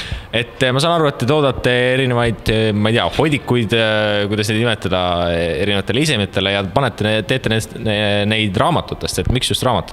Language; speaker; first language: Estonian; native; Estonian